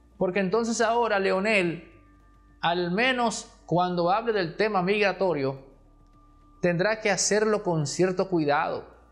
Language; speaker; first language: Spanish; native; Spanish